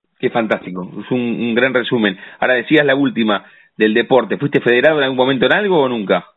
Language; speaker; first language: Spanish; native; Spanish